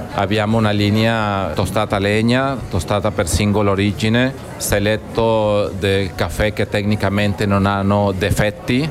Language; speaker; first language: Italian; non-native, fluent; Spanish